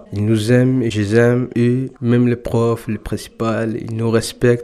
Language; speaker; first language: French; non-native, learner; Somali